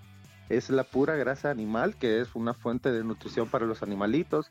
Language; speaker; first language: Spanish; native; Spanish